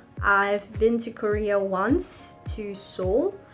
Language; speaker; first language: English; non-native, fluent; Indonesian